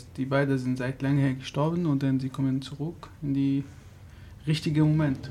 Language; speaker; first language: German; non-native, fluent; Arabic